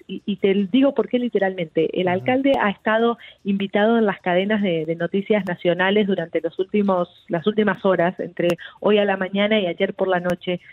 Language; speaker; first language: Spanish; native; Spanish